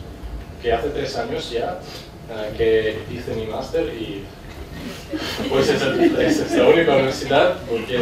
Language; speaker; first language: Spanish; non-native, fluent; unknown